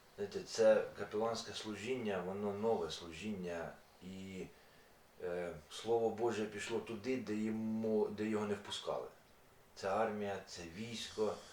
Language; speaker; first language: Ukrainian; non-native, local second language; Russian